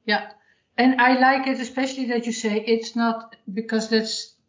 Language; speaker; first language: English; non-native, fluent; Dutch